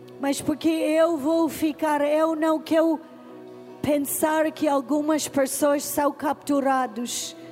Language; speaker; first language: Portuguese; non-native, learner; English